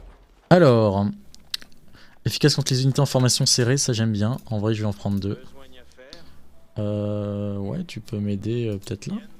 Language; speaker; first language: French; native; French